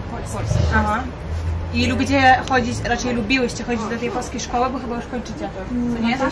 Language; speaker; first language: Polish; native; Polish